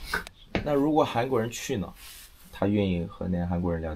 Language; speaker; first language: Chinese; non-native, fluent; Korean